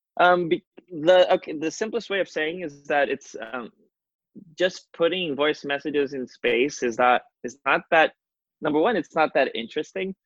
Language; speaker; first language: English; non-native, fluent; Portuguese